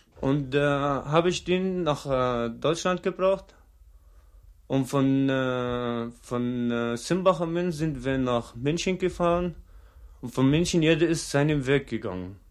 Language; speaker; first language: German; non-native, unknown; Arabic